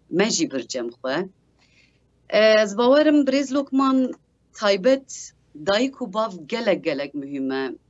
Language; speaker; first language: Kurdish; early bilingual, heritage; Kurdish